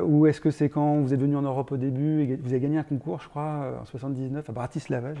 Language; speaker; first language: French; native; French